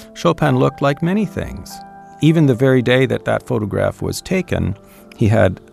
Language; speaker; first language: English; native; English